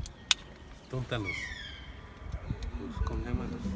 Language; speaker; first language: Spanish; native; Spanish